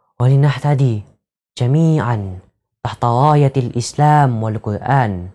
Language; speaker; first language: Arabic; non-native, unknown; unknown